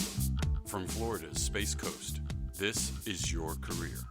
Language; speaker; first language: English; native; English